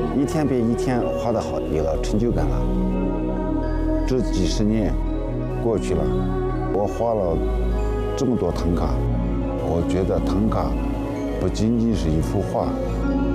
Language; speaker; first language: Chinese; non-native, local second language; Tibetan